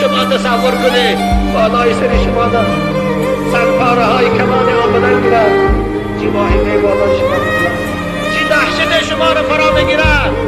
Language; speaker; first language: Persian; native; Persian